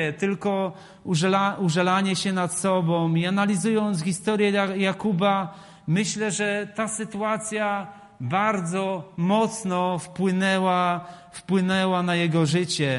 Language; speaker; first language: Polish; native; Polish